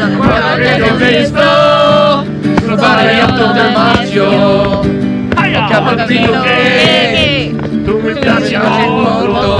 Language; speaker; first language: Italian; non-native, learner; English